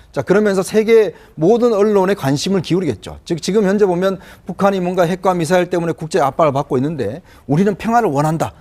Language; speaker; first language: Korean; native; Korean